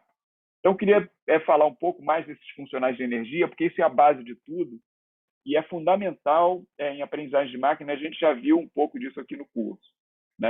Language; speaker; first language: Portuguese; native; Portuguese